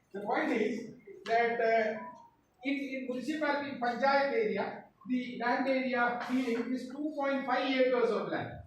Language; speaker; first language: English; non-native, local second language; Malayalam